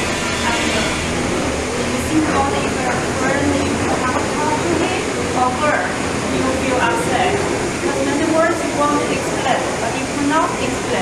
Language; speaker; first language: English; non-native, learner; Chinese